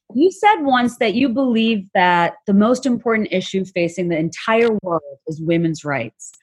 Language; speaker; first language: English; non-native, local second language; Bangla